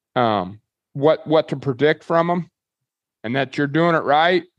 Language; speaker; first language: English; native; English